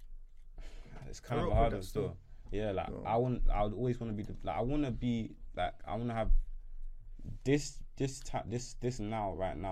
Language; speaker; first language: English; native; English